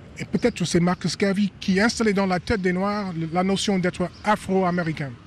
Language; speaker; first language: French; non-native, fluent; English